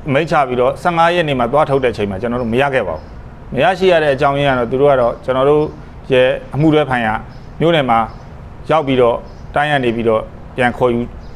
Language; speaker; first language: Burmese; native; Burmese